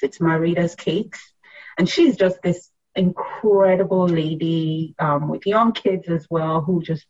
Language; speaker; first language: English; non-native, local second language; Yoruba